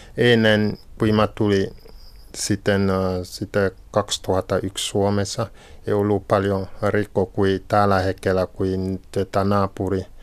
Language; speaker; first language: Finnish; non-native, learner; French